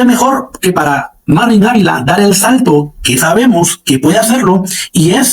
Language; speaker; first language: Spanish; native; Spanish